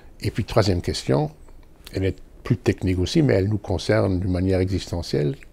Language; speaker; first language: French; non-native, local second language; German